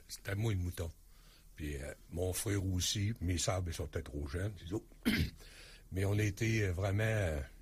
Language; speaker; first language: French; native; French